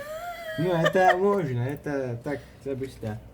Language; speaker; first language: Russian; early bilingual, heritage; Russian